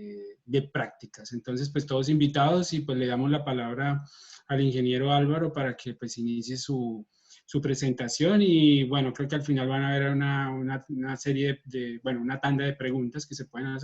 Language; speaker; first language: Spanish; native; Spanish